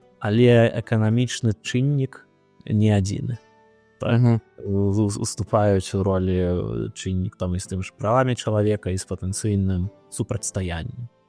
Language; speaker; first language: Belarusian; non-native, local second language; Russian